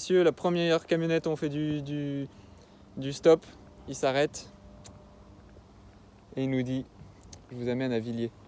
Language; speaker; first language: French; native; French